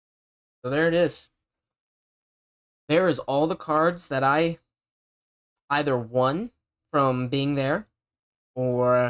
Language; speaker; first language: English; native; English